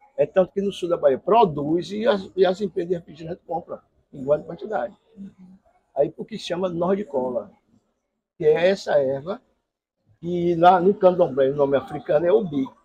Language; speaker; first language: Portuguese; native; Portuguese